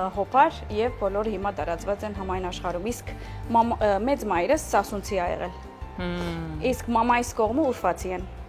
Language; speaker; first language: Armenian; early bilingual, heritage; Armenian